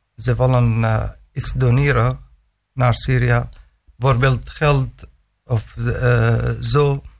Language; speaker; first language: Dutch; non-native, learner; Arabic